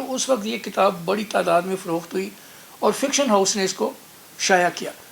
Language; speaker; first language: Urdu; non-native, local second language; Punjabi